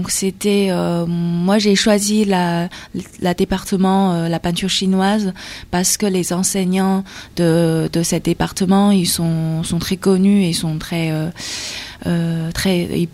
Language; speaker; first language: French; non-native, fluent; Chinese